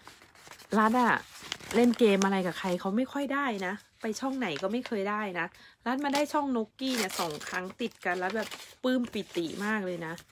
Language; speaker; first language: Thai; native; Thai